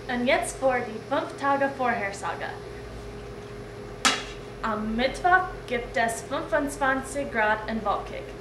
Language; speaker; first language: German; non-native, learner; English